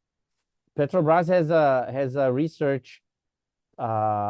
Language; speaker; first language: English; non-native, fluent; Portuguese